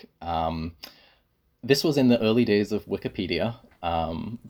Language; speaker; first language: English; native; English